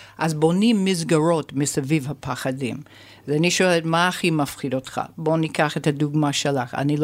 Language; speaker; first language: Hebrew; non-native, fluent; English